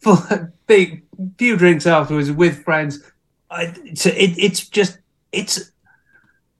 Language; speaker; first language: English; native; English